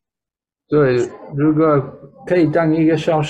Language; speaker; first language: Chinese; non-native, learner; English